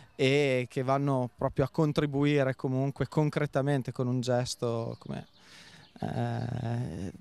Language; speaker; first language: Italian; non-native, fluent; Portuguese